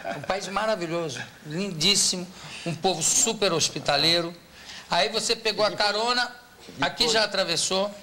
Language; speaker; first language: Portuguese; native; Portuguese